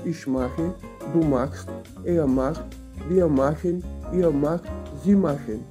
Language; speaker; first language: German; non-native, fluent; Bulgarian